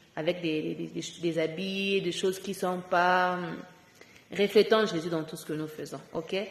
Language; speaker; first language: French; non-native, local second language; Lingala